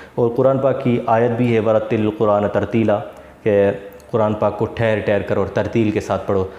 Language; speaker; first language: Urdu; non-native, local second language; Sindhi